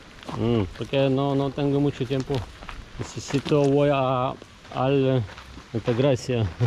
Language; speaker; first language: Spanish; non-native, learner; Polish